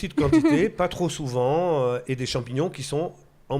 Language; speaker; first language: French; native; French